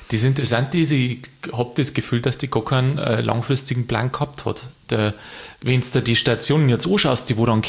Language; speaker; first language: German; native; German